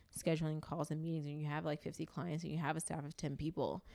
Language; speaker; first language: English; native; English